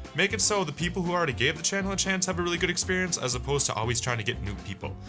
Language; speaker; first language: English; native; English